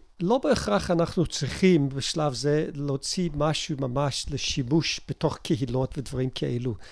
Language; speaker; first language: Hebrew; non-native, fluent; English